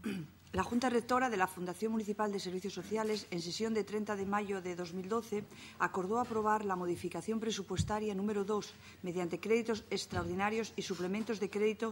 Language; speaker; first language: Spanish; native; Spanish